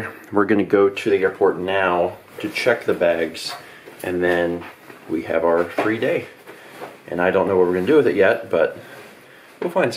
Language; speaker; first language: English; native; English